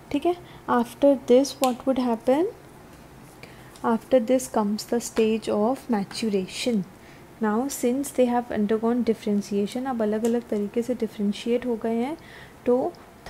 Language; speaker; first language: English; non-native, local second language; Hindi